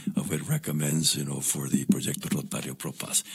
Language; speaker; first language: English; non-native, local second language; Spanish